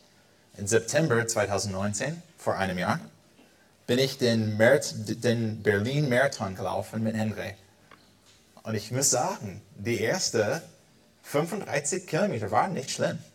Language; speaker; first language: German; non-native, fluent; English